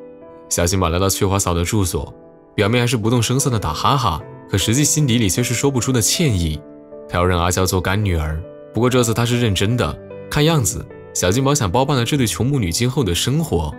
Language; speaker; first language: Chinese; native; Chinese